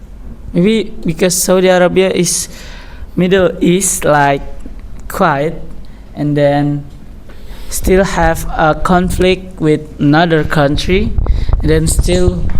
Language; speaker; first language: English; non-native, learner; Indonesian